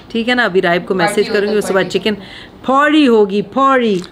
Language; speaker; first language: Urdu; non-native, local second language; Punjabi